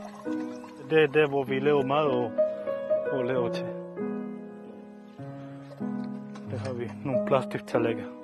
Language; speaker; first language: Danish; non-native, fluent; Spanish